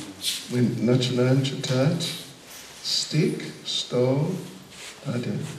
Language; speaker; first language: Russian; non-native, learner; English